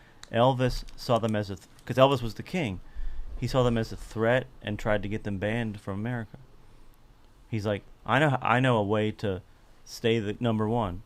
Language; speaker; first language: English; native; English